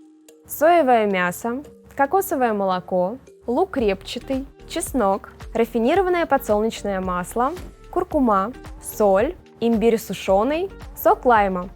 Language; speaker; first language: Russian; native; Russian